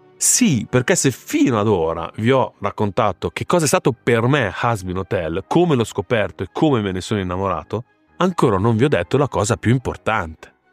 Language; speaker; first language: Italian; native; Italian